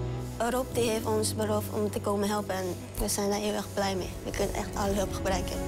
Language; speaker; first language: Dutch; early bilingual, other home language; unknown